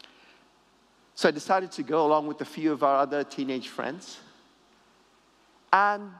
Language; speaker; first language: English; native; English